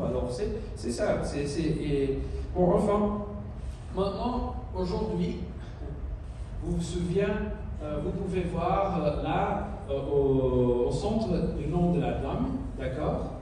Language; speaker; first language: French; non-native, learner; Spanish